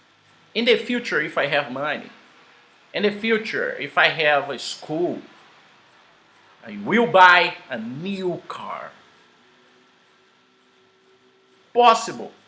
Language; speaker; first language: English; non-native, fluent; Portuguese